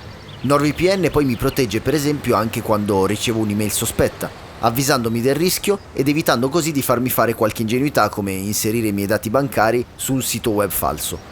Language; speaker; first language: Italian; native; Italian